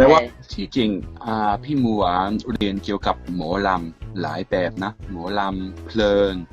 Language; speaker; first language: Thai; non-native, fluent; English